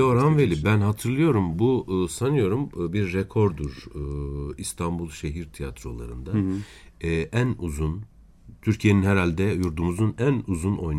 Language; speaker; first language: Turkish; native; Turkish